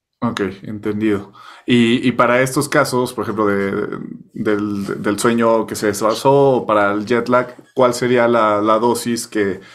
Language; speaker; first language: Spanish; native; Spanish